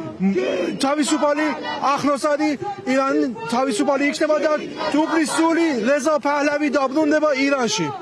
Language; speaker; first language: Georgian; non-native, learner; Persian